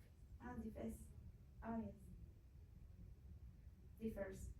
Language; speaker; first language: English; non-native, learner; Spanish